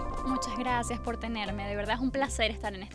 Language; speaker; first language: Spanish; native; Spanish